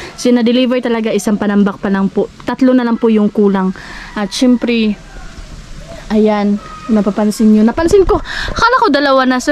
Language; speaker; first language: Filipino; non-native, local second language; Masbatenyo